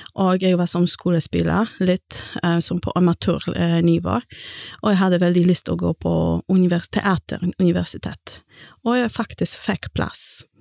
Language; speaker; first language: Norwegian; non-native, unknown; Polish